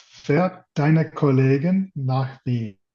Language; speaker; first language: German; non-native, learner; English